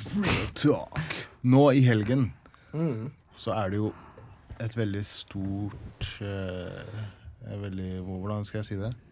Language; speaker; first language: Norwegian; non-native, fluent; English